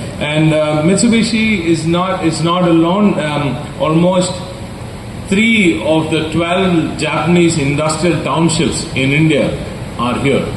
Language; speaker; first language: English; non-native, local second language; Tamil